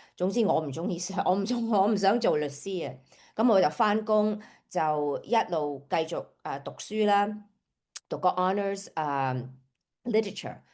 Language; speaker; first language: Cantonese; early bilingual, heritage; Cantonese